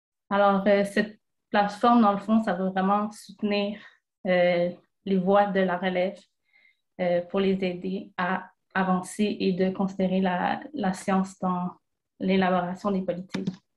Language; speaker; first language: French; native; French